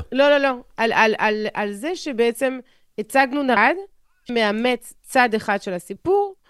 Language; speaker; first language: Hebrew; non-native, fluent; French